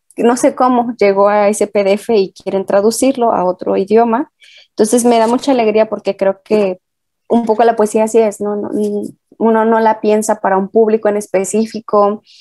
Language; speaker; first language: Spanish; native; Spanish